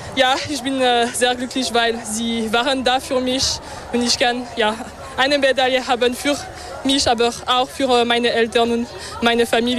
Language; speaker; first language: German; non-native, local second language; French